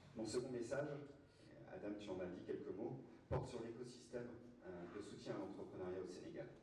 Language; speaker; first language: French; native; French